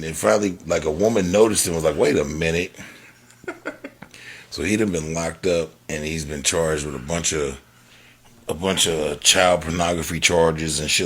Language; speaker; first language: English; native; English